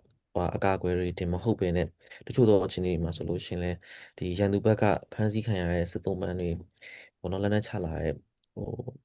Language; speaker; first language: Burmese; non-native, local second language; S'gaw Karen